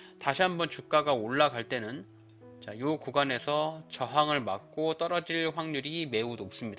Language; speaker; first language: Korean; native; Korean